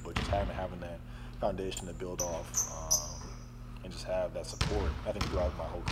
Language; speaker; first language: English; native; English